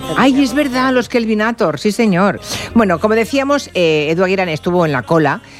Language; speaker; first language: Spanish; native; Spanish